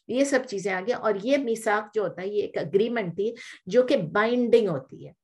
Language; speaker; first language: Urdu; native; Urdu